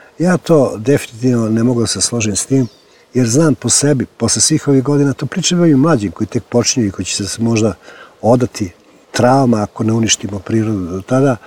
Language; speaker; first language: Serbian; native; Serbian